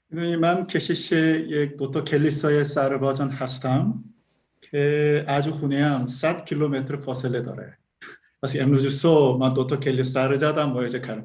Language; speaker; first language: Persian; non-native, learner; Korean